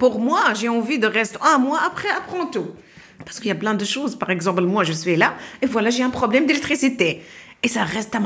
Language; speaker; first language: French; non-native, learner; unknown